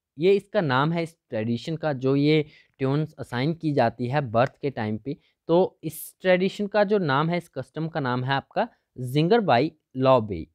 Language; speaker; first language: Hindi; native; Hindi